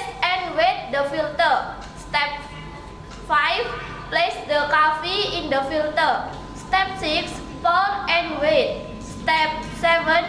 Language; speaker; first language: English; non-native, learner; Indonesian